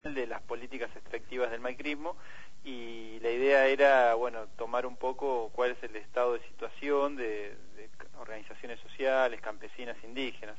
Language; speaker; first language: Spanish; native; Spanish